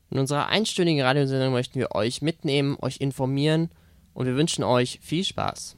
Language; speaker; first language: German; native; German